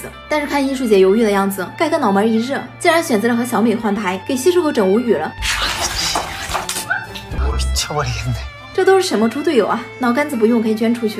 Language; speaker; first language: Chinese; native; Chinese